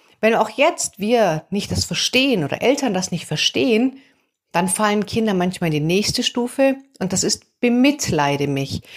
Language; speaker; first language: German; native; German